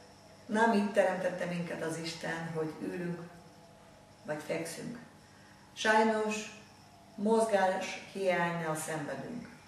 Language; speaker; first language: Hungarian; non-native, fluent; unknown